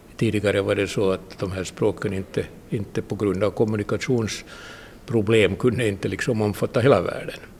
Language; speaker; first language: Swedish; native; Swedish